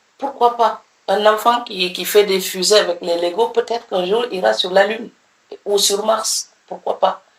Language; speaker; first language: French; non-native, local second language; Serer